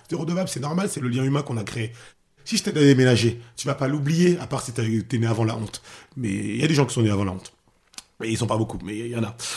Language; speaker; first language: French; early bilingual, other home language; Haitian Creole